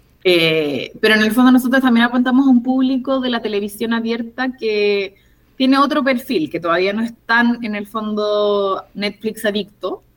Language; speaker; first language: Spanish; native; Spanish